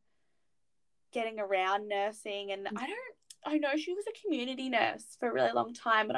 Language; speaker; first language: English; native; English